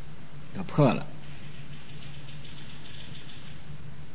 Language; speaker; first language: Chinese; native; Chinese